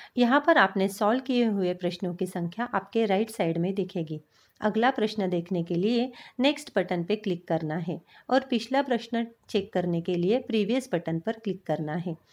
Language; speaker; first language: Hindi; non-native, local second language; Marathi